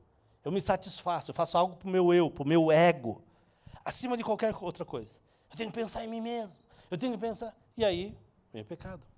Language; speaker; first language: Portuguese; native; Portuguese